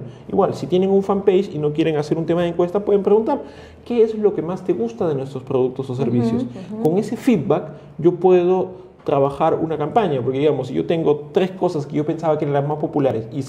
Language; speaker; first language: Spanish; native; Spanish